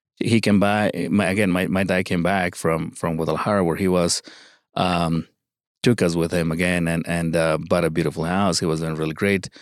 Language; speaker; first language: English; early bilingual, other home language; Spanish